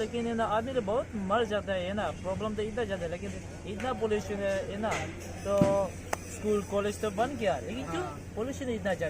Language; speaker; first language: Hindi; non-native, learner; Tibetan